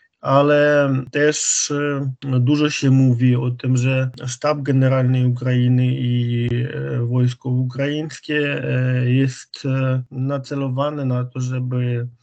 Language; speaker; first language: Polish; non-native, fluent; Ukrainian